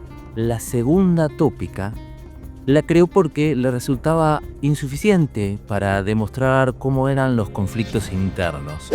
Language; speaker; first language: Spanish; native; Spanish